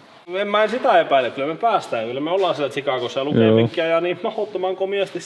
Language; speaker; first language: Finnish; native; Finnish